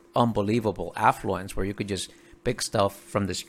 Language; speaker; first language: English; early bilingual, other home language; Spanish